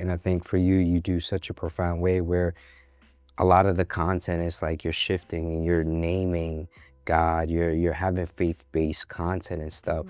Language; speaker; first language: English; native; English